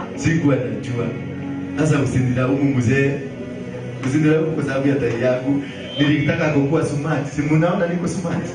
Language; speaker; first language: Swahili; non-native, local second language; Kikuyu